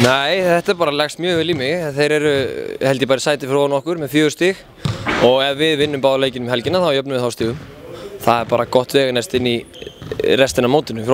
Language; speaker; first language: Icelandic; native; Icelandic